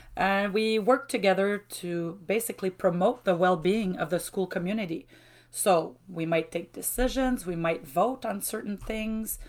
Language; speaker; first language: English; non-native, fluent; French